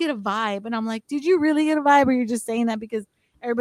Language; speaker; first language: English; early bilingual, other home language; Spanish